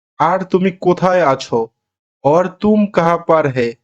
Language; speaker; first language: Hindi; non-native, learner; Bangla